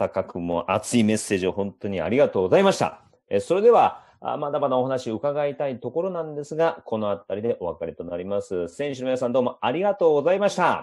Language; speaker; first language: Japanese; native; Japanese